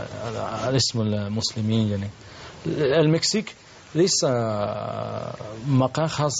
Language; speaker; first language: Arabic; non-native, learner; Spanish